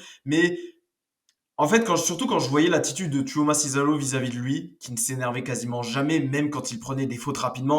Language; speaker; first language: French; native; French